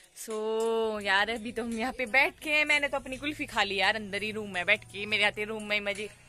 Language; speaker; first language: Hindi; non-native, local second language; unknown